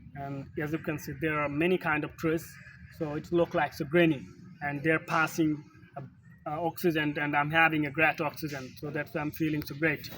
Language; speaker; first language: English; non-native, local second language; Bangla